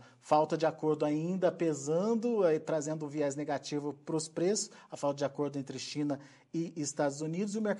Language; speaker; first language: Portuguese; native; Portuguese